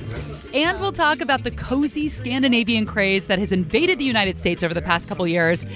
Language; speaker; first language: English; native; English